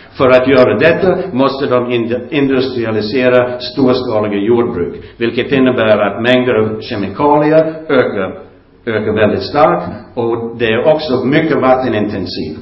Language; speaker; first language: Swedish; non-native, fluent; English